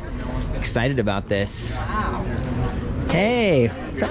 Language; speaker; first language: English; native; English